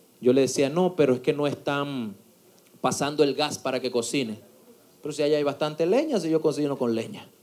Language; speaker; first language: Spanish; native; Spanish